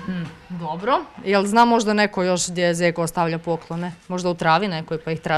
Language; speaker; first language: Croatian; native; Croatian